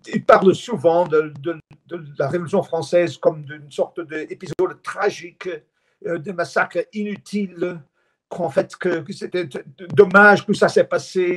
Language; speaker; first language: French; non-native, fluent; Dutch